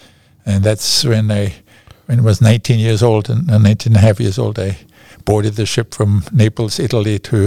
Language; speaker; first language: English; non-native, fluent; German